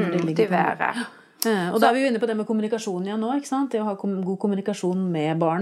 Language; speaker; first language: Norwegian; native; Norwegian